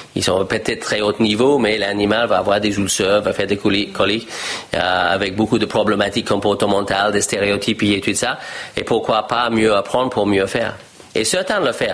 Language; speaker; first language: French; non-native, fluent; English